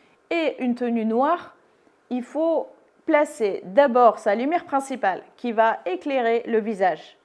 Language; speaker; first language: French; native; French